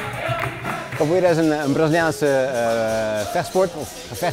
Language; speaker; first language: Dutch; native; Dutch